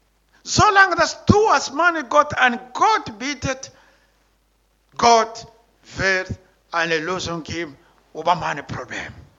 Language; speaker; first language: German; non-native, learner; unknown